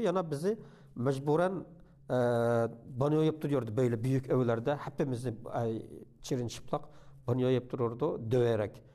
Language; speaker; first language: Turkish; non-native, learner; Uyghur